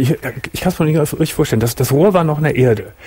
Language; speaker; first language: German; native; German